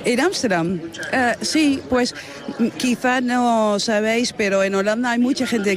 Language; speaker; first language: Spanish; non-native, fluent; Dutch